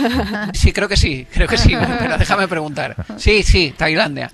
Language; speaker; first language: Spanish; native; Spanish